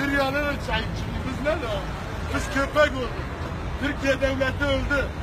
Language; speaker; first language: Turkish; native; Turkish